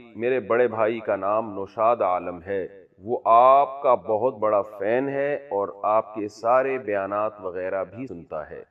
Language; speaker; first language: Urdu; native; Urdu